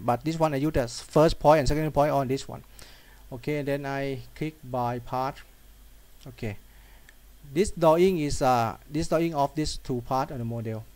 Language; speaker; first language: English; non-native, learner; Thai